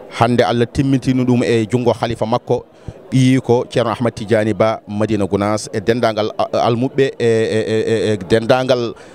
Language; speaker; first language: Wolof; non-native, local second language; Fula